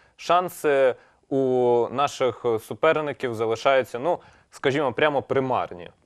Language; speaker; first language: Ukrainian; native; Ukrainian